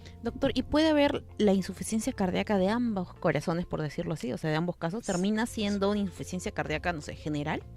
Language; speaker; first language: Spanish; native; Spanish